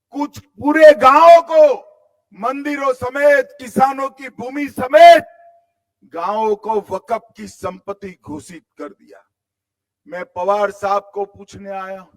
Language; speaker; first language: Hindi; non-native, local second language; Gujarati